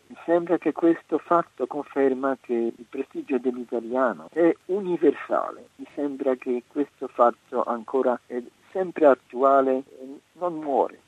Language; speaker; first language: Italian; non-native, learner; Polish